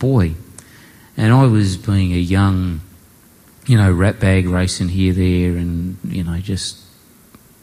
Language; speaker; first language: English; native; English